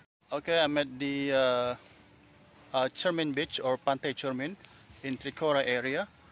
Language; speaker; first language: English; non-native, fluent; Indonesian